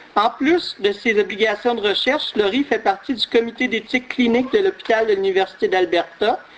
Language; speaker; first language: French; native; French